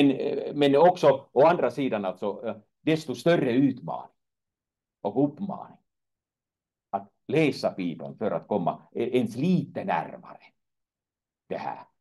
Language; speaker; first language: Swedish; non-native, fluent; Finnish